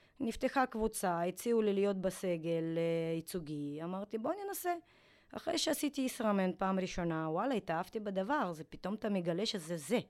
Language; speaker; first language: Hebrew; non-native, fluent; Russian